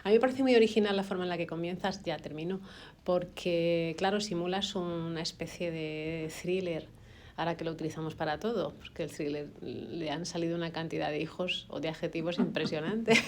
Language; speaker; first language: Spanish; native; Spanish